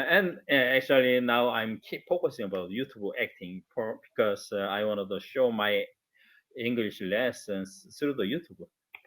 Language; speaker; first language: English; non-native, learner; Korean